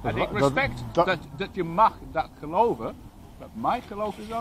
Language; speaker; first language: Dutch; non-native, learner; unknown